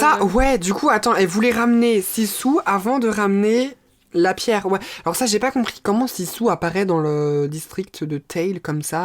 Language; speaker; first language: French; native; French